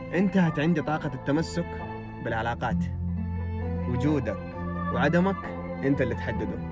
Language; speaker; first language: Arabic; native; Arabic